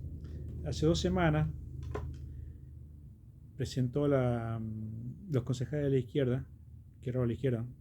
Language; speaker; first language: Spanish; native; Spanish